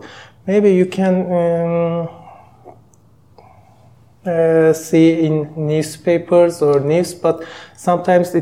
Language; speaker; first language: English; non-native, learner; Turkish